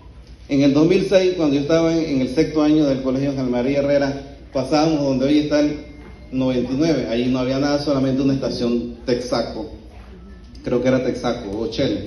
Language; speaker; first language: Spanish; native; Spanish